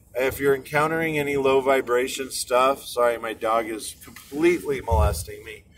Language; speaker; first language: English; native; English